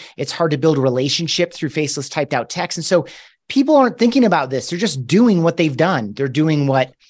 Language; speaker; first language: English; native; English